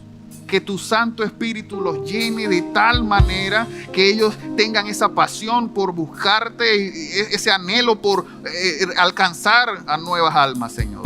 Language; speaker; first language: Spanish; native; Spanish